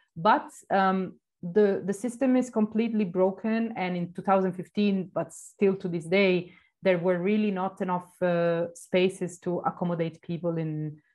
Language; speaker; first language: English; non-native, fluent; Italian